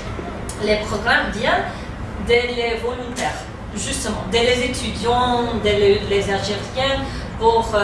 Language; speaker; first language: French; non-native, fluent; English